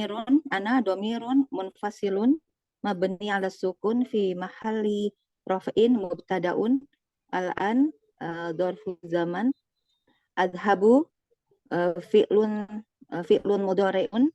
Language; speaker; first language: Arabic; non-native, learner; Indonesian